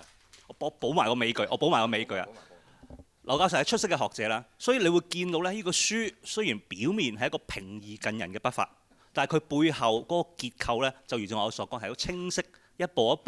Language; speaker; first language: Cantonese; native; Cantonese